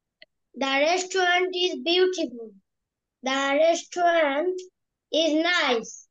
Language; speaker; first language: English; non-native, learner; Bangla